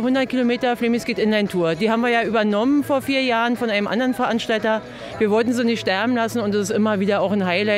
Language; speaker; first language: German; native; German